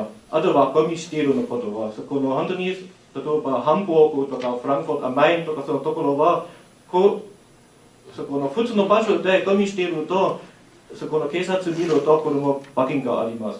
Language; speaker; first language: Japanese; non-native, learner; German